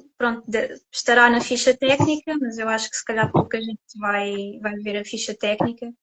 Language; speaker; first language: Portuguese; native; Portuguese